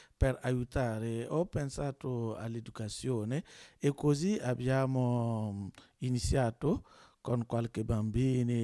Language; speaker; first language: Italian; non-native, learner; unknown